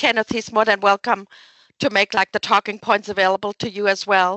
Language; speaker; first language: English; non-native, fluent; German